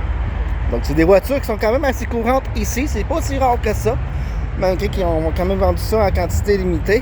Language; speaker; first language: French; native; French